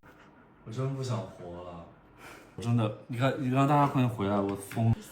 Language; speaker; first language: Chinese; native; Chinese